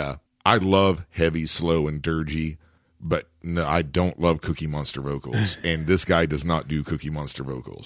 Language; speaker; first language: English; native; English